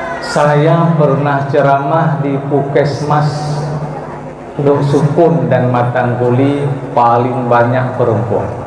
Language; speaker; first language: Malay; non-native, local second language; Achinese